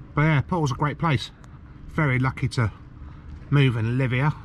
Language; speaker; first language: English; native; English